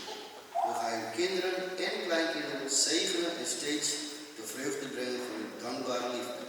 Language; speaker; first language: Dutch; early bilingual, other home language; Tamil